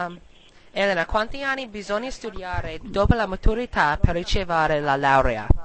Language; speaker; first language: Italian; non-native, learner; English